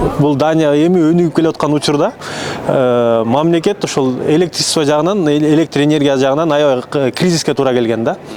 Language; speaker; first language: Kyrgyz; native; Kyrgyz